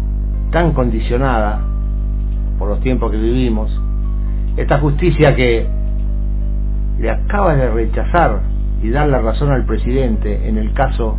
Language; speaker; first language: Spanish; native; Spanish